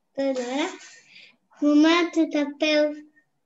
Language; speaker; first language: French; non-native, learner; Arabic